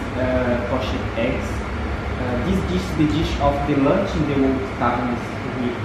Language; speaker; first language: English; non-native, learner; Portuguese